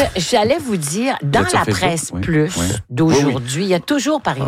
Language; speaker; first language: French; native; French